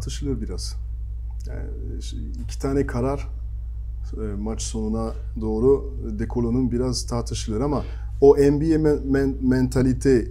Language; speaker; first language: Turkish; non-native, fluent; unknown